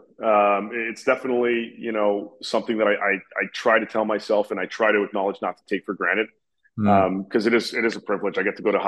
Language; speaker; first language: English; native; English